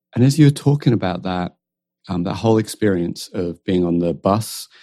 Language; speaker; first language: English; native; English